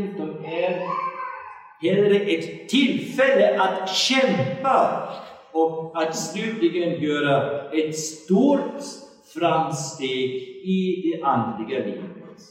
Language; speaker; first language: Swedish; non-native, fluent; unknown